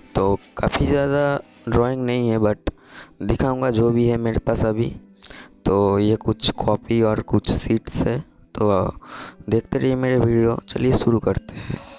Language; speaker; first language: Hindi; non-native, local second language; Bangla